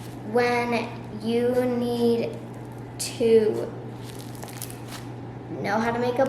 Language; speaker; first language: English; native; English